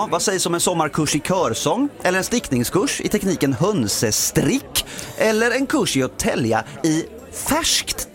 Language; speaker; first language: Swedish; native; Swedish